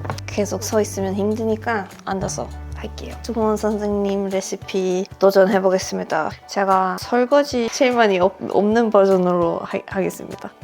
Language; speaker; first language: Korean; non-native, fluent; Swedish